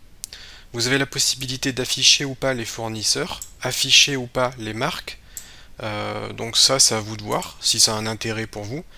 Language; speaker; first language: French; native; French